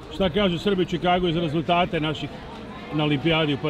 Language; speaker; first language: Serbian; native; Serbian